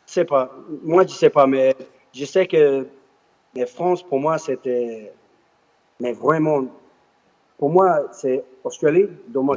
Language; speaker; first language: French; non-native, learner; English